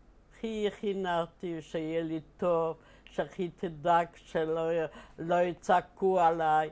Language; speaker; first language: Hebrew; non-native, fluent; Polish